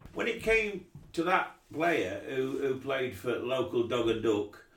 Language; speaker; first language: English; native; English